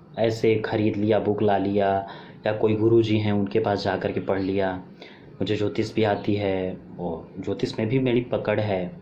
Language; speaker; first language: Hindi; non-native, local second language; Bhojpuri